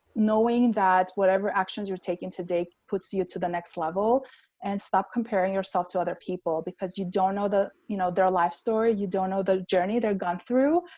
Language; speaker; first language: English; non-native, fluent; Armenian